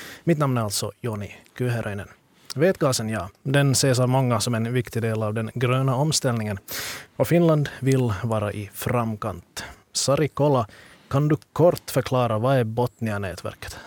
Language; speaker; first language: Swedish; native; Swedish